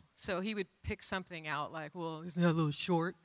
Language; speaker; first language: English; native; English